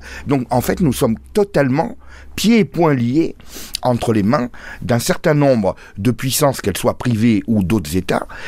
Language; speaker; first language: French; native; French